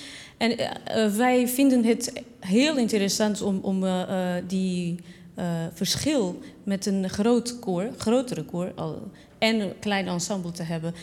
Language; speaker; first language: Dutch; non-native, learner; Portuguese